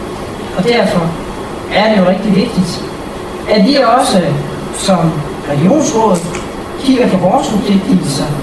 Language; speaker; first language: Danish; native; Danish